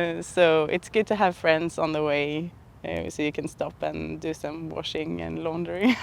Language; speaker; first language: English; non-native, fluent; Swedish